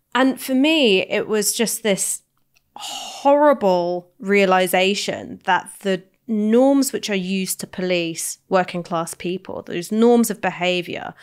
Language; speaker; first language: English; native; English